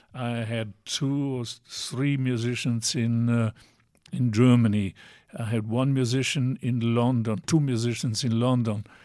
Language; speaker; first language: English; non-native, fluent; Italian